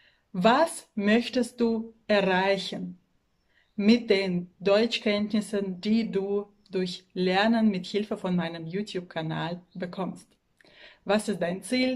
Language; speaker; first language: German; non-native, fluent; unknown